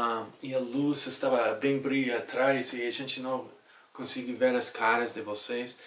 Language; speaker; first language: Portuguese; non-native, fluent; English